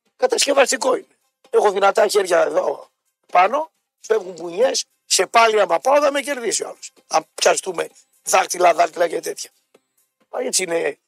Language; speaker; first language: Greek; native; Greek